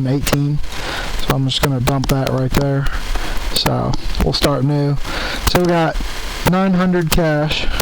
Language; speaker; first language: English; native; English